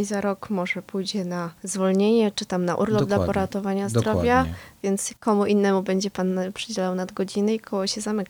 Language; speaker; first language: Polish; native; Polish